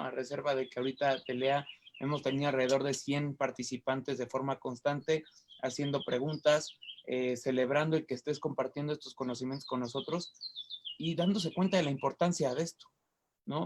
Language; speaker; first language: Spanish; native; Spanish